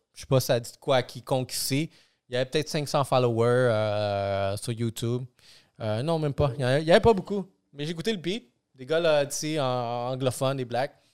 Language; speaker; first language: French; early bilingual, other home language; Spanish